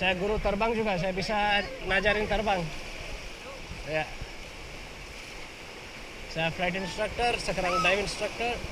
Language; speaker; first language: Indonesian; non-native, fluent; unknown